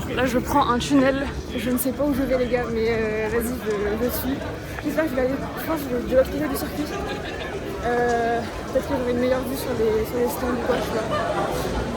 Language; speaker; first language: French; native; French